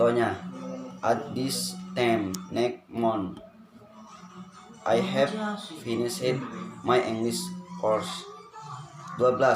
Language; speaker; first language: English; non-native, learner; Indonesian